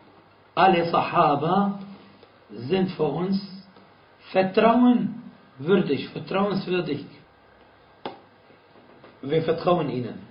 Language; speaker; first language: German; non-native, fluent; Arabic